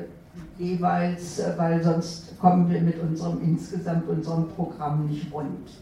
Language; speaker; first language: German; native; German